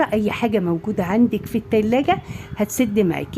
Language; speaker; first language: Arabic; native; Arabic